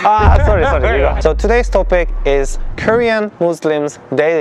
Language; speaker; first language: English; non-native, learner; Korean